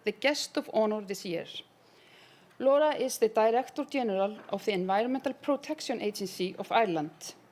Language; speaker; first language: English; non-native, fluent; Icelandic